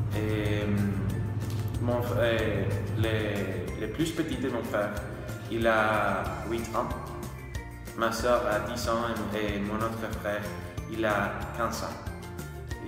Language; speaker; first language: French; non-native, learner; Spanish